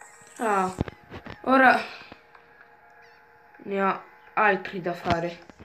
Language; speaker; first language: Italian; native; Italian